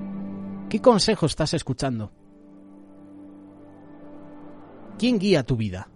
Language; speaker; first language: Spanish; native; Spanish